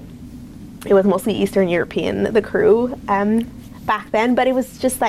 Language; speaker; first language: English; native; English